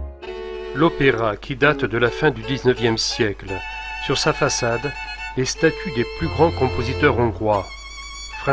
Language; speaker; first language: French; native; French